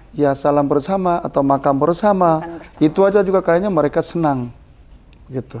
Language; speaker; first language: Indonesian; non-native, fluent; Korean